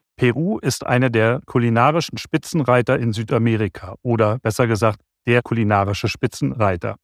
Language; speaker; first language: German; native; German